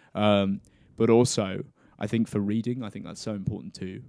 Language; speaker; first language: English; native; English